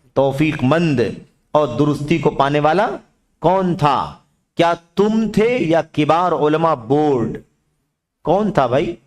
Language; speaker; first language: Urdu; native; Urdu